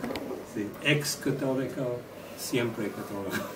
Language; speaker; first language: Spanish; non-native, learner; English